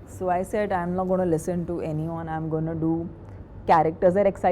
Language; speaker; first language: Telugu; non-native, fluent; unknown